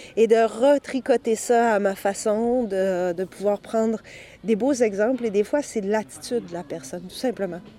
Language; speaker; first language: French; native; French